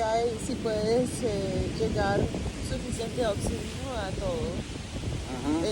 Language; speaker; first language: Spanish; early bilingual, heritage; Spanish